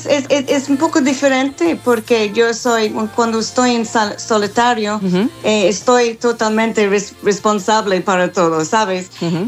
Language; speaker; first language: Spanish; non-native, learner; English